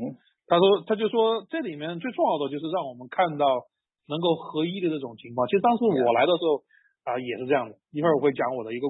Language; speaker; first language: Chinese; native; Chinese